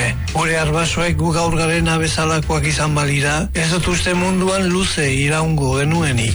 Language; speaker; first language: Basque; native; Basque